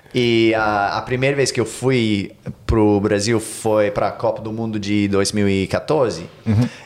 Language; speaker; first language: Portuguese; non-native, fluent; English